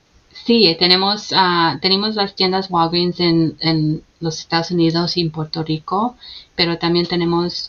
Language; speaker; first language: Spanish; early bilingual, heritage; Spanish